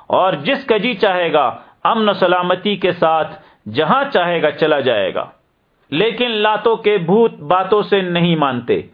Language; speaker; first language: Urdu; native; Urdu